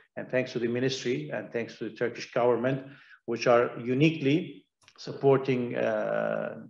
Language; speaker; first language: English; non-native, fluent; Turkish